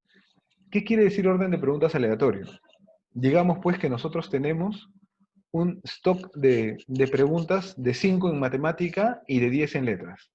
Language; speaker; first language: Spanish; native; Spanish